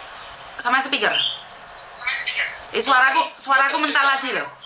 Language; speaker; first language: Indonesian; non-native, local second language; Javanese